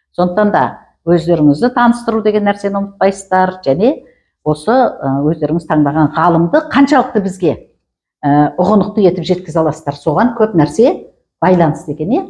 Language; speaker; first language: Kazakh; native; Kazakh